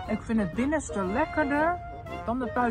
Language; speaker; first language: Dutch; native; Dutch